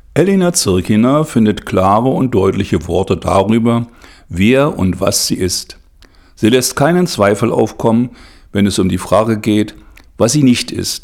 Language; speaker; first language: German; native; German